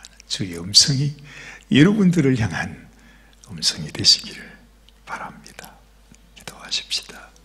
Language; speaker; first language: Korean; native; Korean